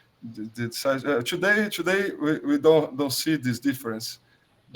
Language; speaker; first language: English; non-native, learner; Portuguese